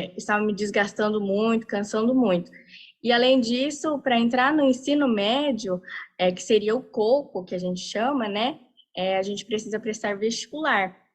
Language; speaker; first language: Portuguese; early bilingual, heritage; Portuguese